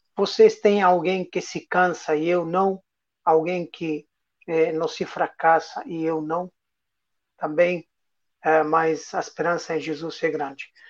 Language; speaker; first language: Portuguese; non-native, fluent; Arabic